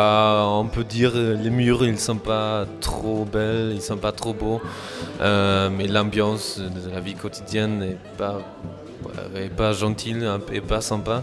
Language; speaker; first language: French; non-native, fluent; German